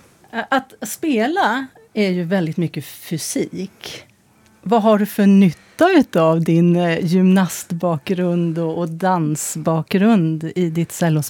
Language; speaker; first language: Swedish; native; Swedish